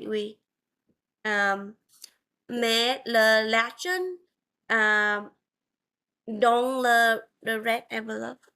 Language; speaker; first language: French; non-native, learner; Vietnamese